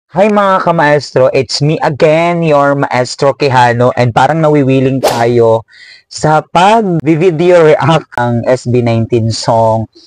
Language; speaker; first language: Filipino; non-native, local second language; Cebuano